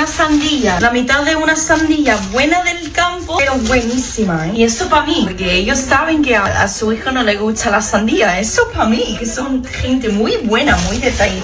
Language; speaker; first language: Spanish; non-native, fluent; English